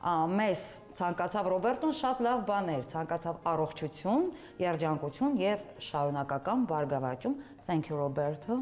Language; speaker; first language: Armenian; native; Armenian